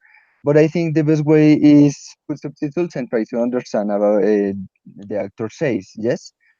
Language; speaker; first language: English; non-native, learner; Spanish